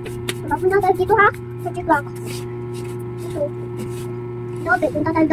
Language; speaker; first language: Filipino; non-native, local second language; Cebuano